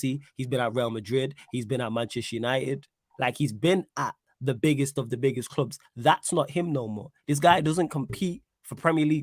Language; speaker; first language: English; native; English